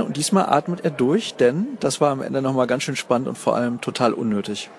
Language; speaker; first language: German; native; German